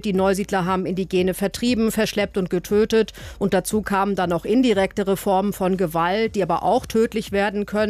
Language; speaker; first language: German; native; German